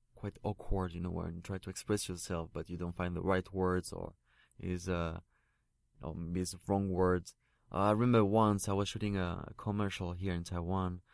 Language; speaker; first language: English; non-native, fluent; French